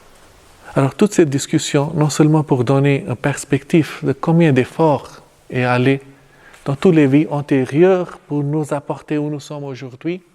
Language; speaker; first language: French; non-native, fluent; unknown